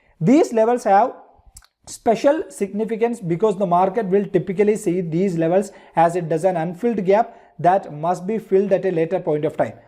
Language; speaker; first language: English; non-native, local second language; Malayalam